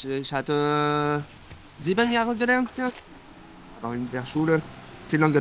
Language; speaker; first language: German; non-native, learner; French